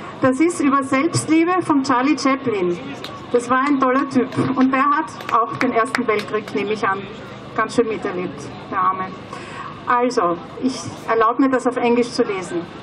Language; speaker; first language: German; native; German